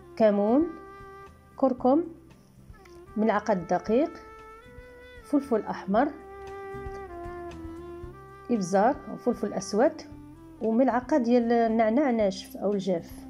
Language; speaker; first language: Arabic; native; Arabic